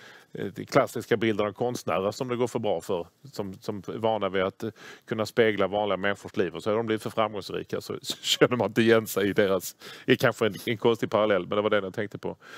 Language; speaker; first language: Swedish; native; Swedish